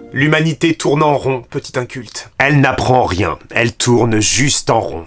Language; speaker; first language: French; native; French